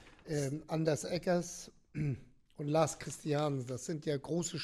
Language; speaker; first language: German; native; German